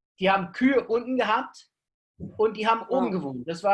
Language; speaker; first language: German; non-native, fluent; English